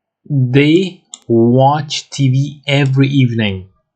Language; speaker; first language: English; non-native, fluent; Turkish